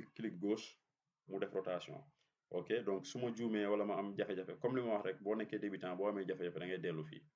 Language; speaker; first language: Wolof; non-native, local second language; Serer